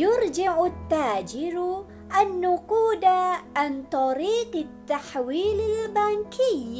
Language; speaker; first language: Arabic; non-native, fluent; Malay